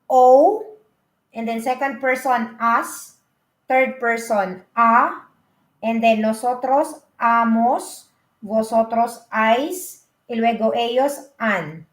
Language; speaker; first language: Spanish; non-native, learner; Filipino